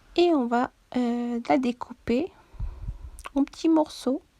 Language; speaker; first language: French; non-native, local second language; Arabic